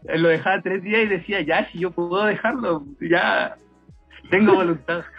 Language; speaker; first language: Spanish; native; Spanish